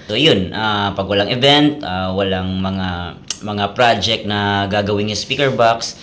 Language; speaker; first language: Filipino; non-native, local second language; Cebuano